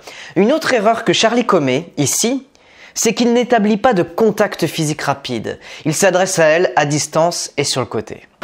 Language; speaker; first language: French; native; French